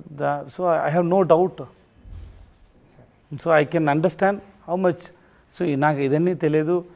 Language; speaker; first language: Telugu; non-native, learner; Tamil